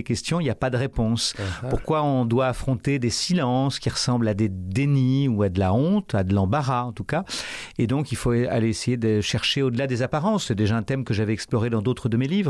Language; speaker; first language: French; native; French